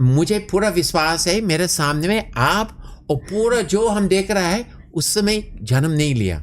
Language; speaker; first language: Hindi; non-native, fluent; English